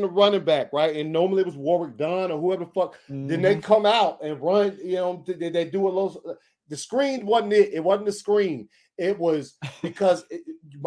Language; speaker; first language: English; native; English